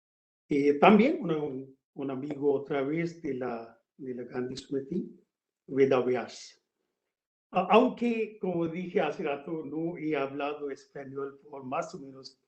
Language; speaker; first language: Spanish; non-native, fluent; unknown